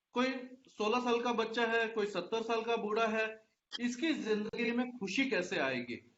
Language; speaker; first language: Hindi; non-native, local second language; Marathi